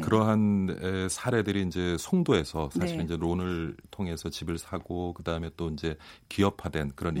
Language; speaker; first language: Korean; native; Korean